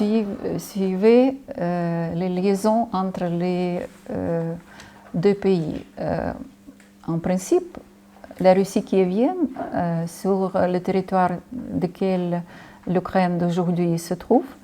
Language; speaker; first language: French; non-native, fluent; Ukrainian